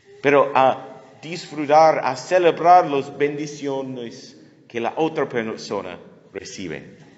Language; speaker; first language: Spanish; non-native, learner; English